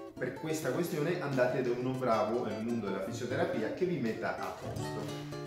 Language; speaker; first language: Italian; non-native, fluent; Spanish